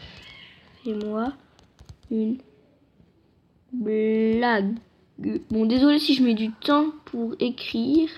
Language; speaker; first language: French; native; French